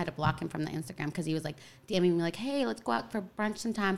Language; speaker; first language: English; native; English